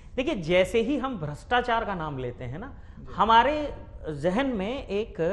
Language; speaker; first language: Hindi; native; Hindi